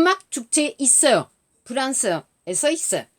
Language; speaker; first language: Korean; non-native, learner; French